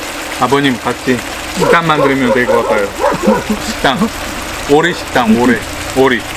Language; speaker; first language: Korean; non-native, learner; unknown